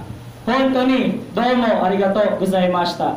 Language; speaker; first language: Japanese; non-native, learner; Filipino